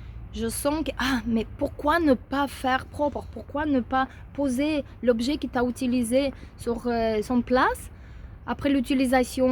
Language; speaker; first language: French; non-native, fluent; Russian